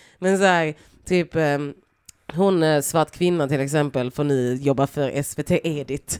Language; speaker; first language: Swedish; native; Swedish